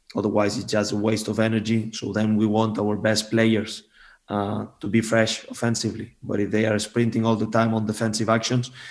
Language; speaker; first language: English; non-native, fluent; Spanish